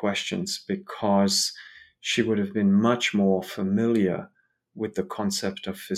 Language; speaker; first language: English; native; English